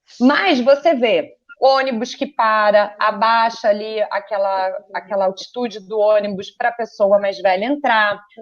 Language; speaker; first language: Portuguese; native; Portuguese